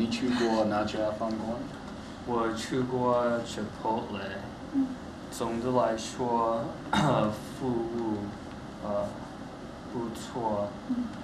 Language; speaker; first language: Chinese; non-native, learner; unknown